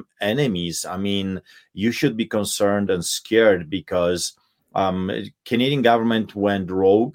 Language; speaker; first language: English; non-native, fluent; Polish